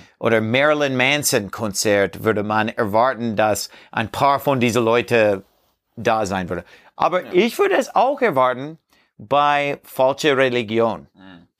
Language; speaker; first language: German; non-native, learner; English